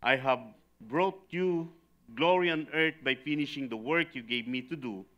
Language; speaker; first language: English; non-native, local second language; Filipino